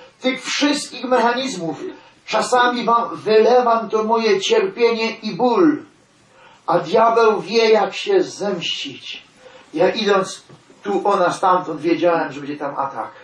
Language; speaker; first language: Polish; native; Polish